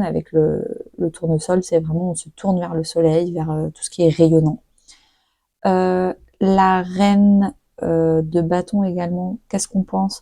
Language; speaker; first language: French; native; French